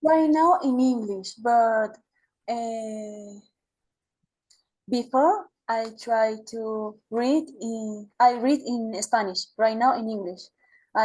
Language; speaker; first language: English; non-native, learner; Spanish